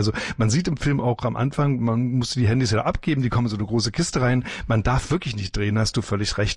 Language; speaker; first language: German; native; German